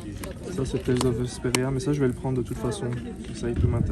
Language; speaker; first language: French; native; French